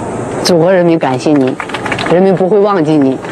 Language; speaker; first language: Chinese; native; Chinese